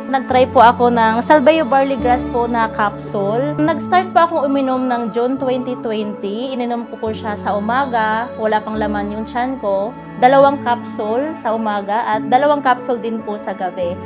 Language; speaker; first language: Filipino; non-native, local second language; Cebuano